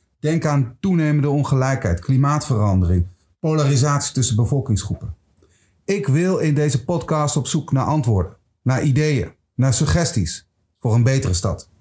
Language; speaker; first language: Dutch; native; Dutch